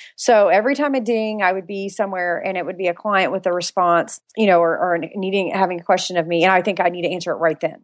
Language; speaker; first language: English; native; English